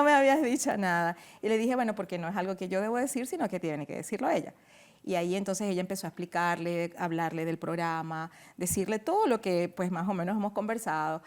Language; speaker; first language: Spanish; native; Spanish